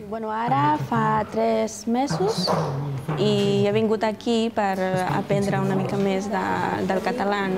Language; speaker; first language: Catalan; non-native, learner; Spanish